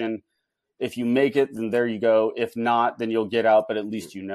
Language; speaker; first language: English; native; English